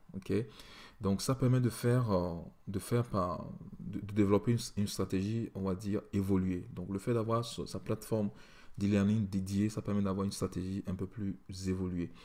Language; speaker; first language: French; native; French